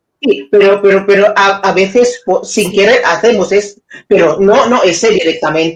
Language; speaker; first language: Spanish; non-native, fluent; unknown